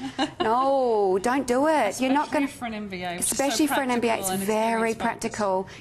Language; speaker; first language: English; native; English